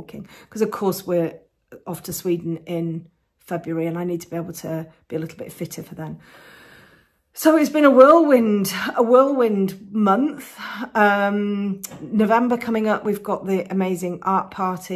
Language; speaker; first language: English; native; English